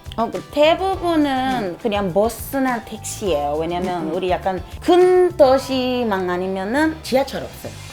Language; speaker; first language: Korean; non-native, fluent; Spanish